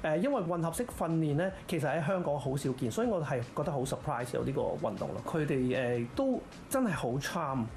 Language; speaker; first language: Cantonese; native; Cantonese